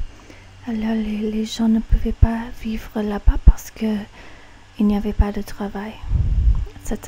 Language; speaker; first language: French; non-native, learner; English